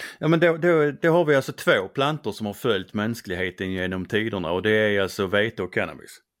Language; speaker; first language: Swedish; native; Swedish